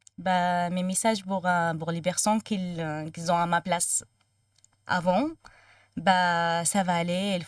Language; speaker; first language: French; non-native, fluent; Arabic